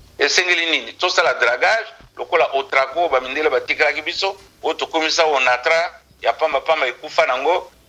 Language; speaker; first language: Lingala; non-native, local second language; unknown